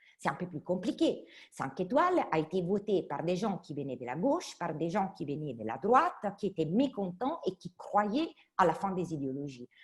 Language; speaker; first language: French; non-native, fluent; Italian